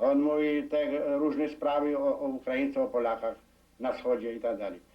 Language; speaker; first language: Polish; non-native, local second language; Rusyn